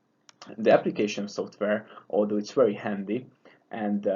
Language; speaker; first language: English; non-native, fluent; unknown